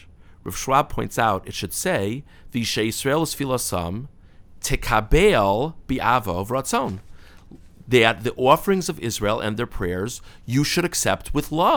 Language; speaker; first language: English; native; English